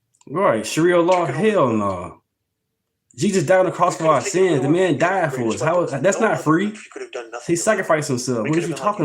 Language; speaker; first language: English; native; English